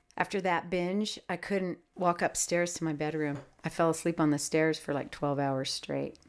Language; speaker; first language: English; native; English